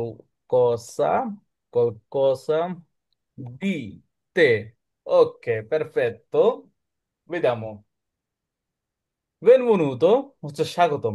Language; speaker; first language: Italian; non-native, learner; Bangla